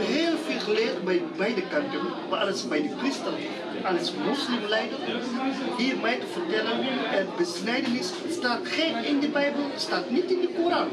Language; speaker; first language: Dutch; non-native, learner; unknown